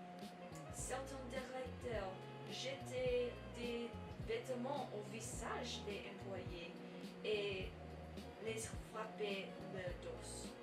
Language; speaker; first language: French; non-native, learner; English